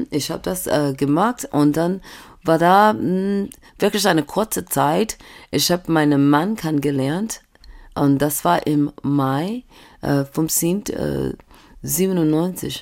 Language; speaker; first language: German; non-native, fluent; English